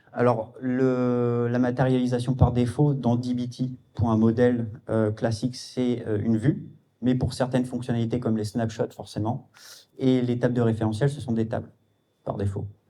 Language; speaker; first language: French; native; French